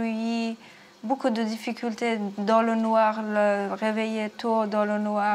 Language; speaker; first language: French; non-native, learner; Persian